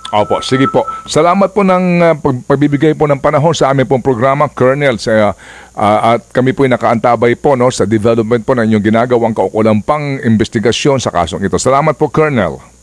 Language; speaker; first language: Filipino; non-native, local second language; Waray